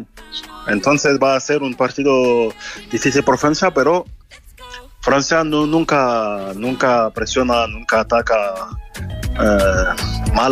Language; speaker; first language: Spanish; non-native, fluent; French